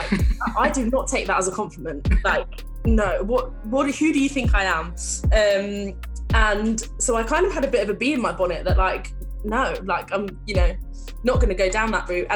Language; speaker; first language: English; native; English